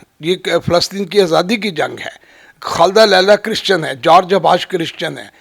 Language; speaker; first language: Urdu; non-native, local second language; Punjabi